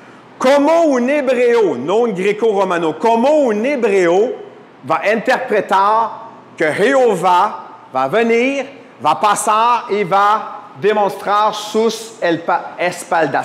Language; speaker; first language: Spanish; non-native, fluent; French